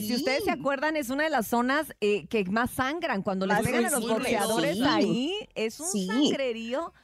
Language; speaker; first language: Spanish; native; Spanish